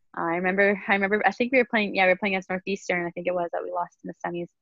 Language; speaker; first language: English; native; English